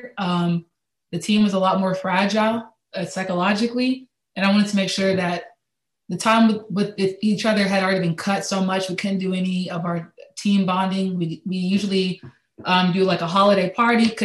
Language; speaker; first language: English; native; English